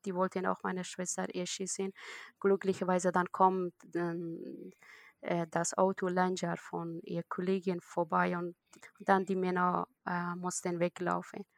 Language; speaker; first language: German; non-native, learner; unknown